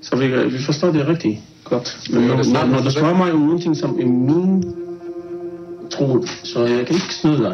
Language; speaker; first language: Danish; non-native, learner; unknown